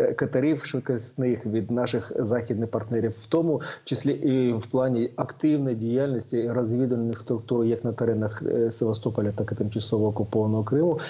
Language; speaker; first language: Ukrainian; native; Ukrainian